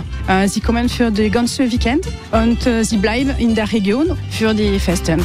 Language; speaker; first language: German; non-native, learner; French